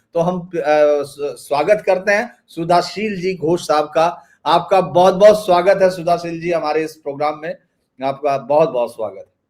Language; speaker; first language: Hindi; native; Hindi